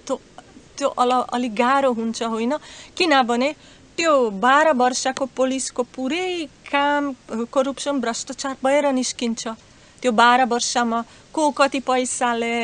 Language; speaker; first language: Nepali; non-native, learner; Slovak